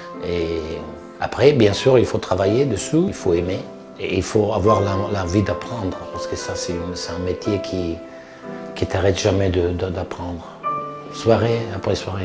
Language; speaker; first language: French; non-native, fluent; Italian